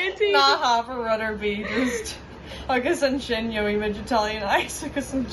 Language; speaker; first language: Irish; non-native, local second language; English